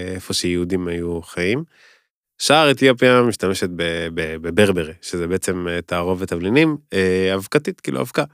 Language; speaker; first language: Hebrew; native; Hebrew